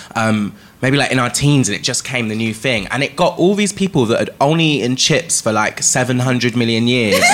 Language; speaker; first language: English; early bilingual, other home language; Filipino